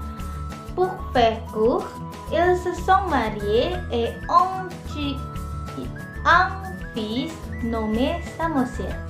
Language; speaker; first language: French; non-native, learner; Indonesian